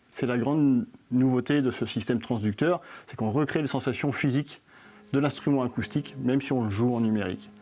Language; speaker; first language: French; native; French